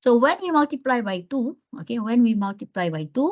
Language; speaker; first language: English; non-native, local second language; Malay